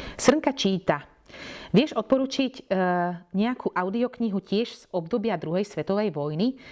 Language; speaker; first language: Slovak; native; Slovak